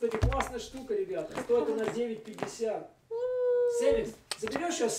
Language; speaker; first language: Russian; native; Russian